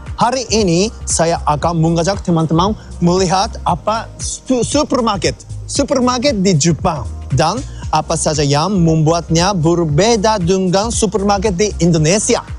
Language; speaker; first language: Indonesian; non-native, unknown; Japanese